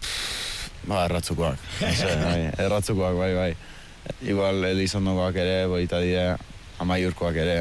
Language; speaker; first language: Basque; early bilingual, heritage; Basque